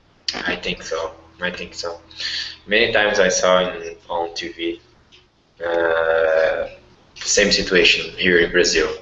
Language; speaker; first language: English; non-native, learner; Portuguese